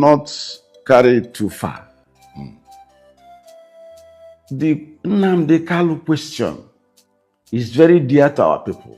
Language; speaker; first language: English; non-native, local second language; Igbo